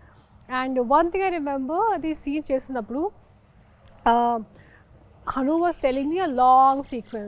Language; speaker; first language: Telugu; non-native, local second language; Hindi